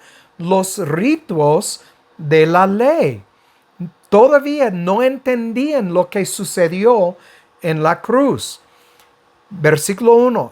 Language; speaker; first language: Spanish; non-native, fluent; English